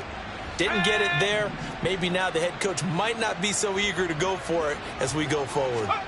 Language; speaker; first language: English; native; English